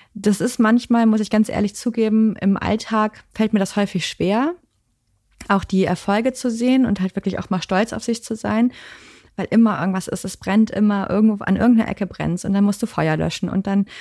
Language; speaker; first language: German; native; German